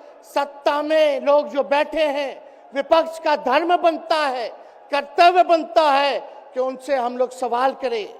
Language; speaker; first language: Hindi; native; Hindi